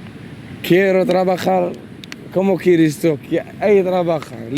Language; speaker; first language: Spanish; non-native, learner; Arabic